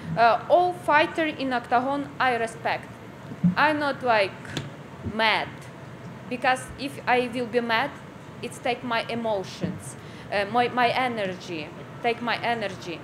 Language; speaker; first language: English; non-native, learner; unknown